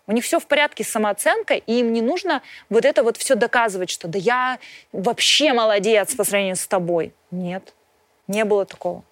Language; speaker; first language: Russian; native; Russian